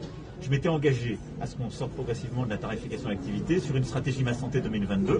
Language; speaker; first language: French; native; French